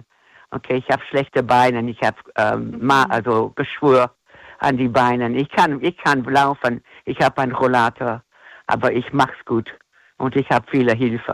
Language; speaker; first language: German; non-native, fluent; English